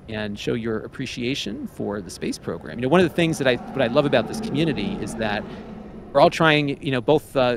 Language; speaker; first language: English; native; English